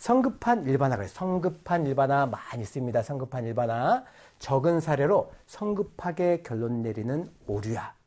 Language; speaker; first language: Korean; native; Korean